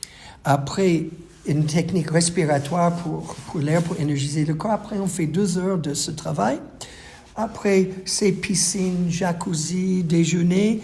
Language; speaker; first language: French; non-native, fluent; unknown